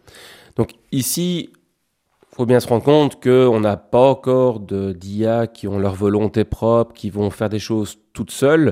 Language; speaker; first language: French; native; French